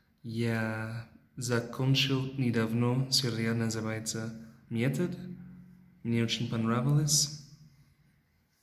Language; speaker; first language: Russian; non-native, learner; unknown